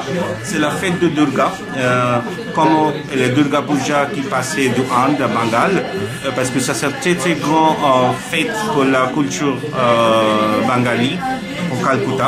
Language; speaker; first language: French; non-native, learner; Bangla